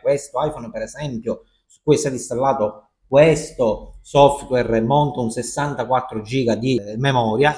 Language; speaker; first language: Italian; native; Italian